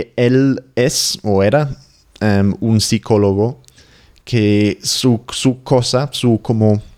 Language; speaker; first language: Spanish; non-native, fluent; English